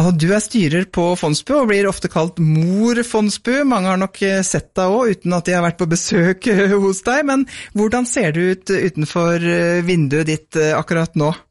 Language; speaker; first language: Norwegian; native; Norwegian